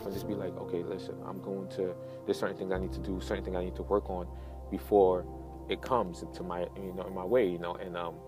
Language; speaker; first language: English; native; English